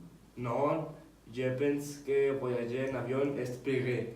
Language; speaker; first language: French; non-native, learner; Spanish